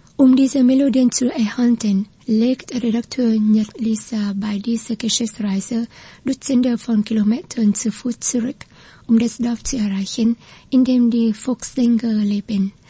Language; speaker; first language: German; non-native, fluent; Vietnamese